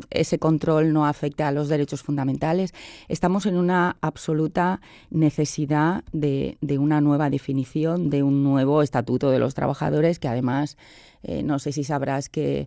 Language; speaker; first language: Spanish; native; Spanish